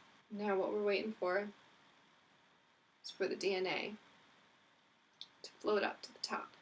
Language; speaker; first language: English; native; English